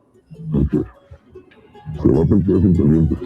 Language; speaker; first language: Spanish; native; Spanish